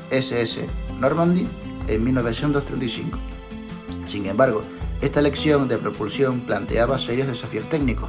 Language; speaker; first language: Spanish; native; Spanish